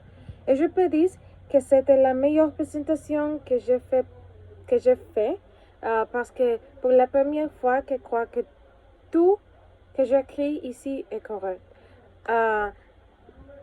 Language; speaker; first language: French; non-native, learner; Spanish